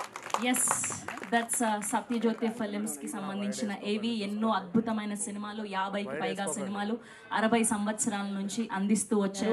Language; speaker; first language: Telugu; native; Telugu